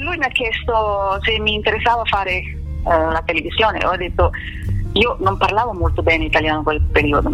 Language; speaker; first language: Italian; non-native, fluent; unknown